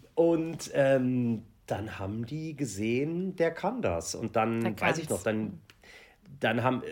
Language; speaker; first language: German; native; German